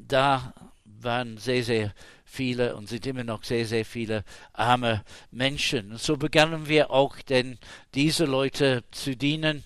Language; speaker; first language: German; non-native, fluent; English